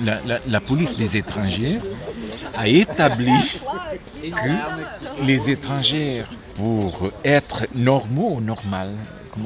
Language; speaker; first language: French; non-native, fluent; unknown